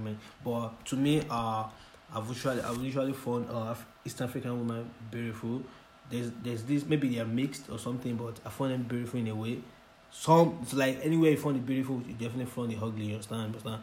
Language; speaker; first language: English; non-native, local second language; Yoruba